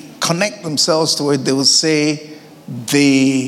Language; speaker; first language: English; non-native, local second language; Akan